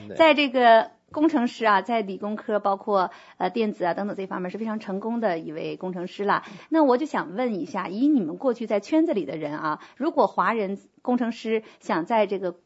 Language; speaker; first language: Chinese; native; Chinese